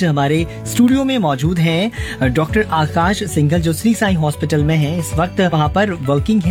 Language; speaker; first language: Hindi; native; Hindi